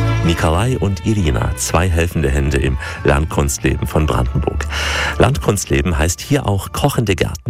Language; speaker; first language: German; native; German